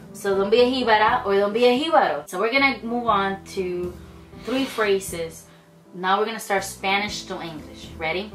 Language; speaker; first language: English; early bilingual, other home language; Spanish